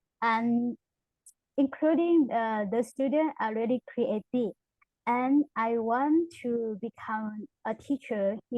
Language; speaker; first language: English; non-native, learner; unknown